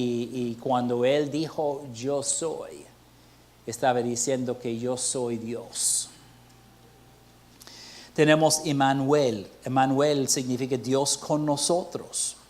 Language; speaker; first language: Spanish; non-native, fluent; English